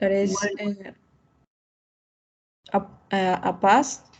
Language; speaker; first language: English; non-native, learner; Spanish